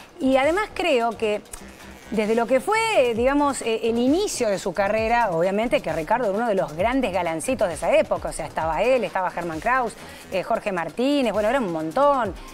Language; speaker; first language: Spanish; native; Spanish